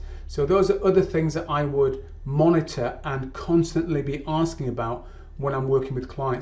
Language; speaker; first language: English; native; English